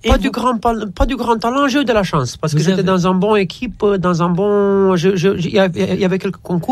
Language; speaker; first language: French; non-native, fluent; Romanian